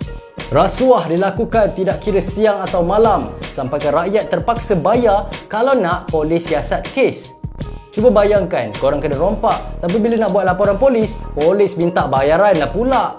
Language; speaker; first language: Malay; native; Malay